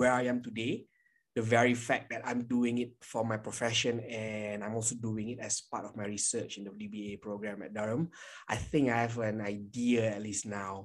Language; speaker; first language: English; non-native, local second language; Malay